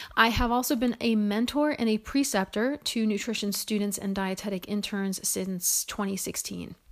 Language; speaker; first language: English; native; English